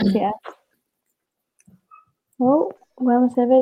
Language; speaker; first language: Spanish; early bilingual, heritage; English